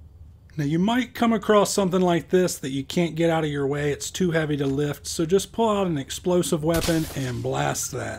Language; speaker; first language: English; native; English